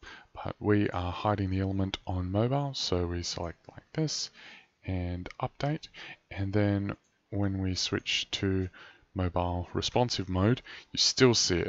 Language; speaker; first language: English; native; English